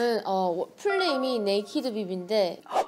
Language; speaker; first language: Korean; native; Korean